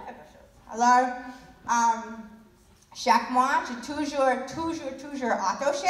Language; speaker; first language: French; non-native, learner; English